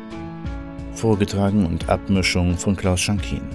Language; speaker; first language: German; native; German